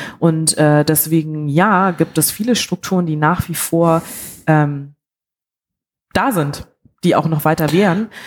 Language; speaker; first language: German; early bilingual, other home language; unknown